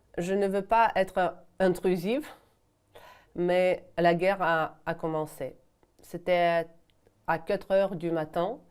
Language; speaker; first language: French; non-native, fluent; Ukrainian